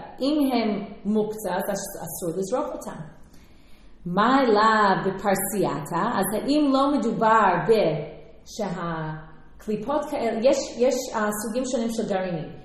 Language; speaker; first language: Hebrew; non-native, fluent; English